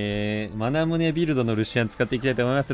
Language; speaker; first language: Japanese; native; Japanese